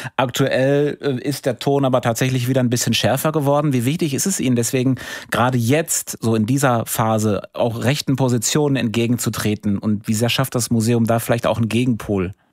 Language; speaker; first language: German; native; German